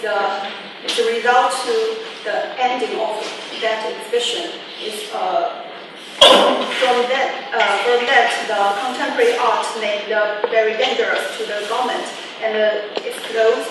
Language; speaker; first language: English; non-native, learner; Chinese